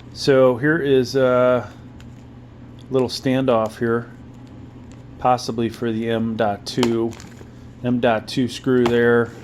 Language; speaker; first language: English; native; English